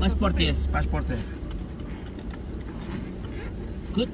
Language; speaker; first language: English; non-native, learner; Indonesian